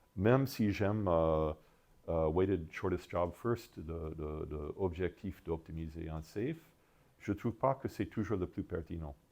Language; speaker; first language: French; non-native, fluent; English